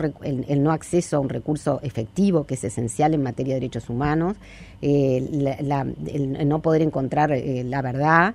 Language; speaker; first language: Spanish; native; Spanish